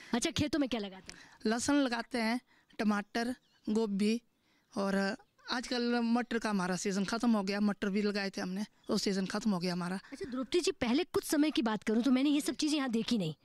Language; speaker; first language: Hindi; native; Hindi